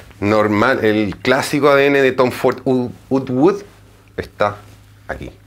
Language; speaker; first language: Spanish; native; Spanish